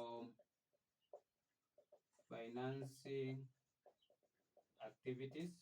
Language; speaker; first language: English; non-native, local second language; Swahili